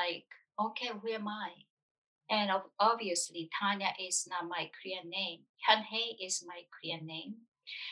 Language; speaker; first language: English; non-native, fluent; Korean